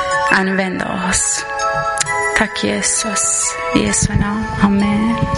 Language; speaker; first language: Swedish; non-native, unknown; Persian